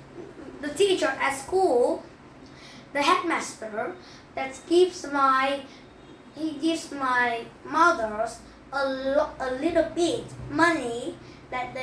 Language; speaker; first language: English; non-native, learner; Vietnamese